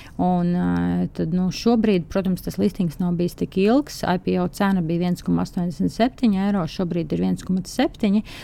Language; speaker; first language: Latvian; native; Latvian